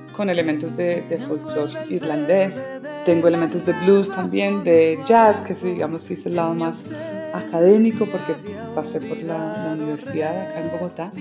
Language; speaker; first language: Spanish; early bilingual, other home language; English